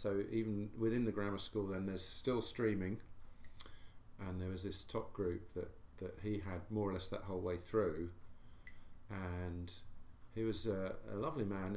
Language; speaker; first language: English; native; English